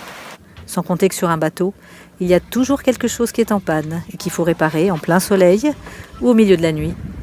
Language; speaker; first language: French; native; French